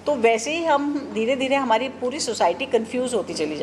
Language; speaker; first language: Hindi; native; Hindi